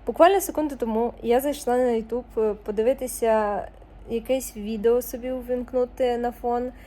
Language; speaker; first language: Ukrainian; non-native, local second language; Russian